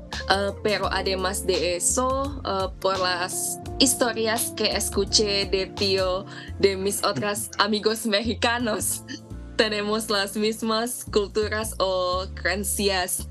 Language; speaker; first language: Spanish; non-native, learner; Indonesian